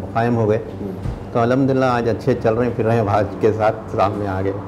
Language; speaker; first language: Hindi; non-native, local second language; Urdu